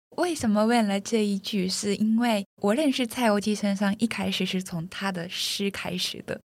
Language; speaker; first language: Chinese; non-native, fluent; Japanese